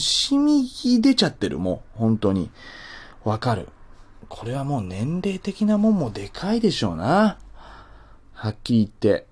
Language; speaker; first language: Japanese; native; Japanese